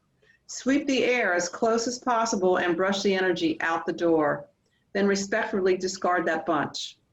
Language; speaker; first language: English; native; English